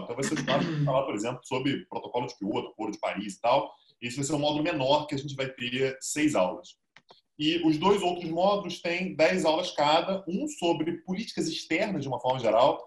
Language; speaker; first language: Portuguese; native; Portuguese